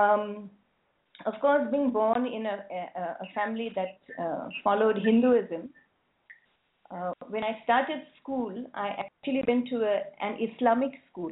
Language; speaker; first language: English; native; English